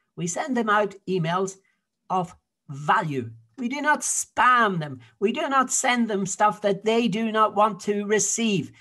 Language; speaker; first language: English; native; English